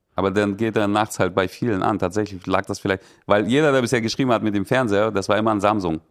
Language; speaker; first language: German; early bilingual, other home language; Russian